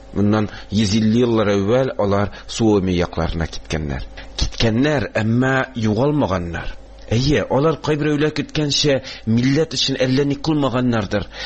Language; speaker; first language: Tatar; native; Tatar